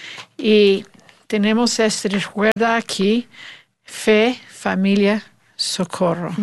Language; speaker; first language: Spanish; non-native, learner; English